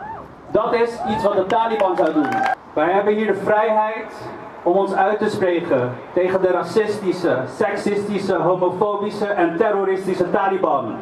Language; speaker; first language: Dutch; early bilingual, other home language; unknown